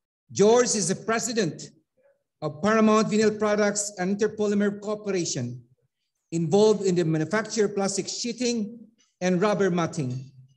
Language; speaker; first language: English; non-native, local second language; Filipino